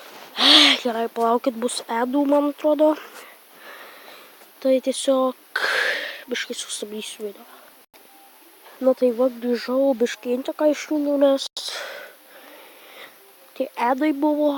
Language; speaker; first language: Lithuanian; native; Lithuanian